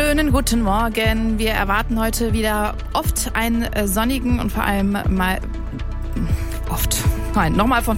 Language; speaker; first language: German; native; German